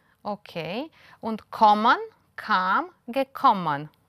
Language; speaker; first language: German; non-native, fluent; Romanian